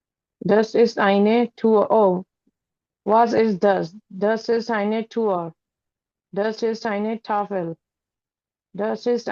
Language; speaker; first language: German; non-native, learner; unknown